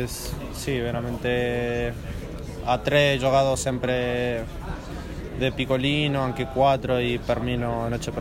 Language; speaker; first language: Italian; non-native, learner; Spanish